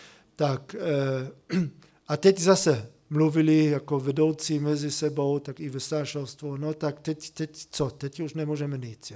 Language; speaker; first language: Czech; non-native, fluent; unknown